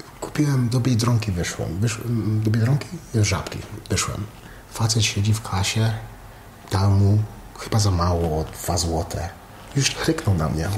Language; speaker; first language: Polish; early bilingual, heritage; Polish